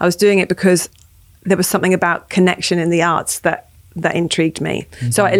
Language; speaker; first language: English; native; English